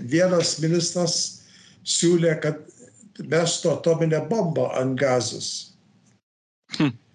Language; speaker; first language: Lithuanian; early bilingual, heritage; Lithuanian